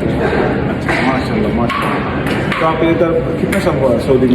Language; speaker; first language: Hindi; non-native, learner; Bangla